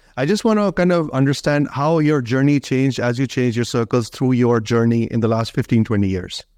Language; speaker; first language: English; non-native, local second language; Hindi